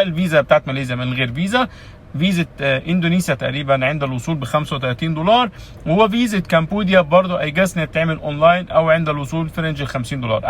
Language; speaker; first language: Arabic; native; Arabic